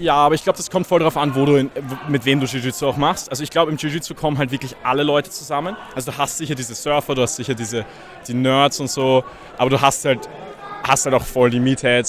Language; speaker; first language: German; native; German